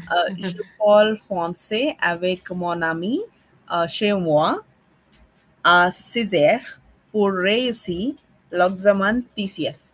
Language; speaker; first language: French; non-native, learner; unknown